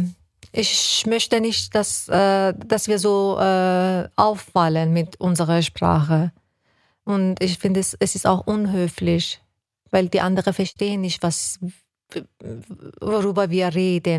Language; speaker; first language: German; non-native, fluent; Persian